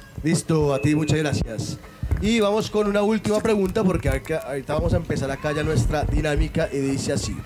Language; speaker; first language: Spanish; native; Spanish